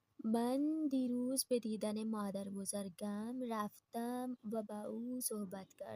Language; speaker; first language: Persian; non-native, fluent; Urdu